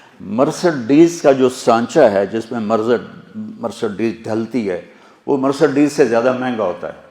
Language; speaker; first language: Urdu; non-native, local second language; Punjabi